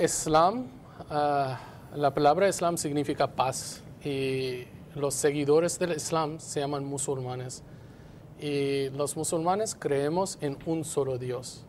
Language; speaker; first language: Spanish; non-native, fluent; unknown